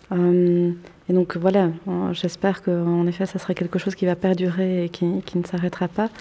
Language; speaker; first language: French; native; French